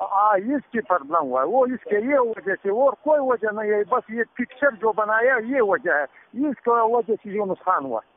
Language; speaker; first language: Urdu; non-native, fluent; Pashto